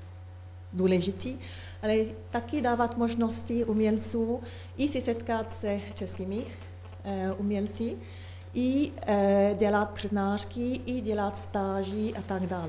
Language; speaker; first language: Czech; non-native, learner; French